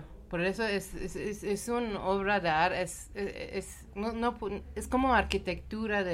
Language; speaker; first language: Spanish; non-native, learner; Persian